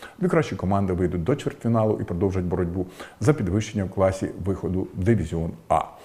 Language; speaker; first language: Ukrainian; native; Ukrainian